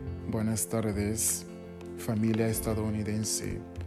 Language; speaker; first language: Spanish; non-native, fluent; English